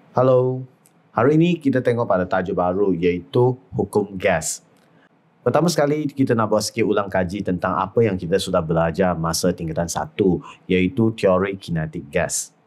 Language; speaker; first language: Malay; non-native, local second language; Chinese